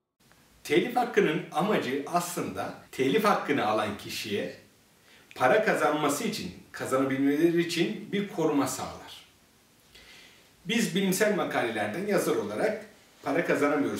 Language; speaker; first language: Turkish; native; Turkish